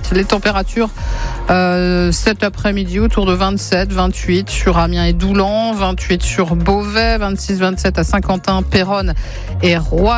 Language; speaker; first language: French; native; French